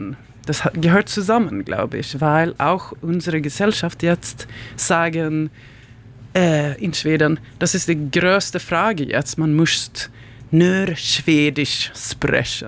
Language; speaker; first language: German; non-native, learner; Swedish